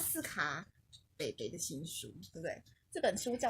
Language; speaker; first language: Chinese; native; Chinese